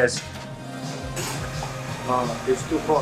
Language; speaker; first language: English; non-native, fluent; Greek